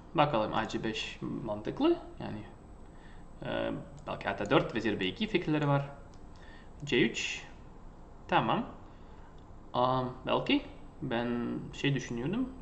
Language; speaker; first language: Turkish; non-native, fluent; Russian